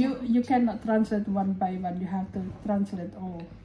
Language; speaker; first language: English; non-native, fluent; Indonesian